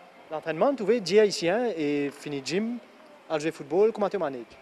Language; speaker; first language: French; non-native, local second language; Morisyen